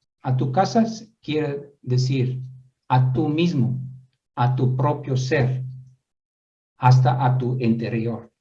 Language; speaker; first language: Spanish; non-native, fluent; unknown